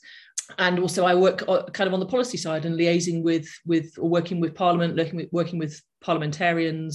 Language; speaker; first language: English; native; English